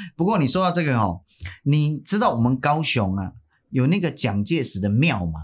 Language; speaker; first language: Chinese; native; Chinese